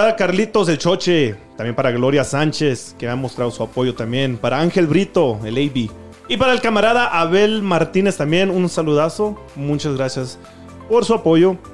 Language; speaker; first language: Spanish; early bilingual, heritage; Spanish